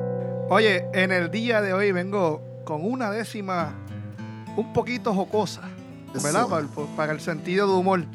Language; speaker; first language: Spanish; native; Spanish